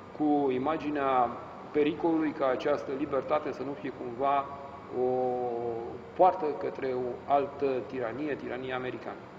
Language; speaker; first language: Romanian; early bilingual, heritage; Romanian